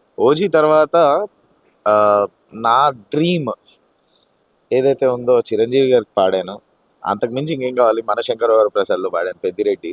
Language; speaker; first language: Telugu; native; Telugu